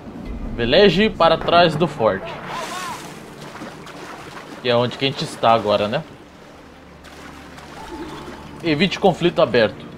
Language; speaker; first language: Portuguese; native; Portuguese